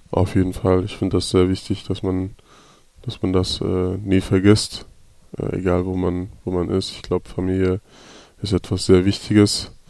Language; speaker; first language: German; native; German